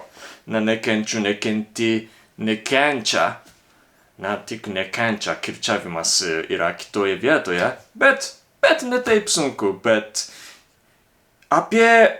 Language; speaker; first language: Lithuanian; non-native, fluent; Japanese